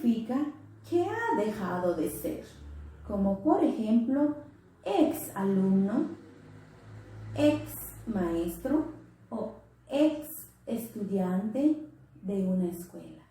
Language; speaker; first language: Spanish; non-native, local second language; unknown